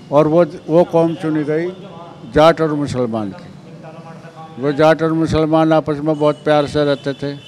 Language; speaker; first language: Hindi; native; Hindi